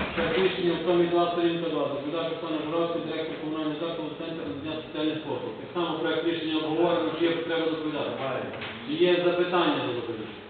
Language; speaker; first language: Ukrainian; native; Ukrainian